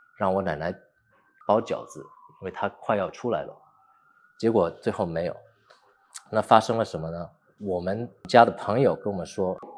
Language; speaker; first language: Chinese; early bilingual, heritage; Chinese